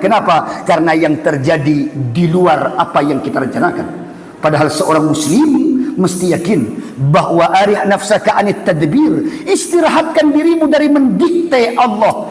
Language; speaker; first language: Malay; non-native, local second language; Buginese